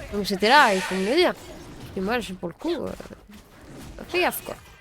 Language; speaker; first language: French; native; French